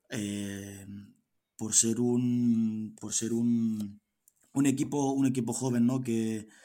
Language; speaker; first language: Spanish; native; Spanish